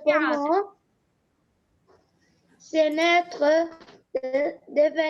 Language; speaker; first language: French; non-native, learner; Arabic